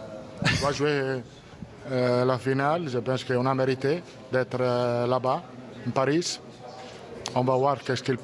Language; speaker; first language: French; non-native, learner; Italian